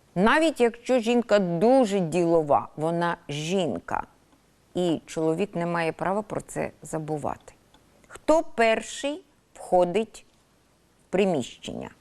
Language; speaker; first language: Ukrainian; native; Ukrainian